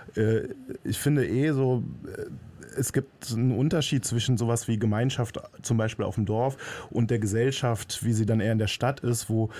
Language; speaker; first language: German; native; German